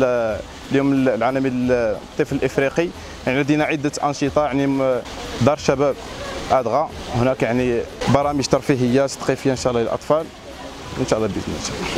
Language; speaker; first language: Arabic; native; Arabic